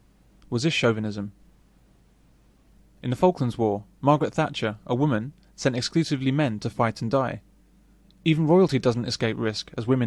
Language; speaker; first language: English; native; English